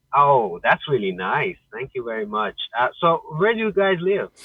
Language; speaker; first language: English; non-native, fluent; Persian